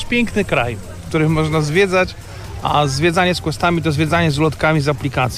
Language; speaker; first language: Polish; native; Polish